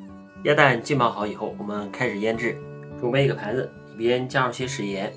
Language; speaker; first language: Chinese; native; Chinese